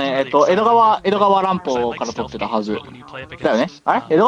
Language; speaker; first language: Japanese; native; Japanese